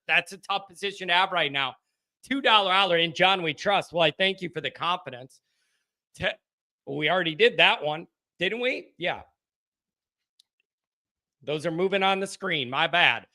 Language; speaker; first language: English; native; English